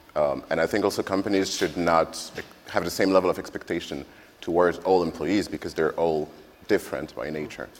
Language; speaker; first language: English; non-native, fluent; French